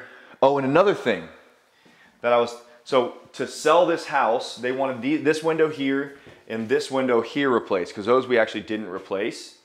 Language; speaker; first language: English; native; English